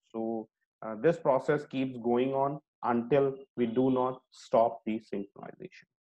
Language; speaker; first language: English; non-native, local second language; Hindi